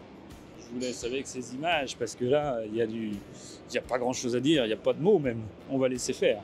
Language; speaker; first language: French; native; French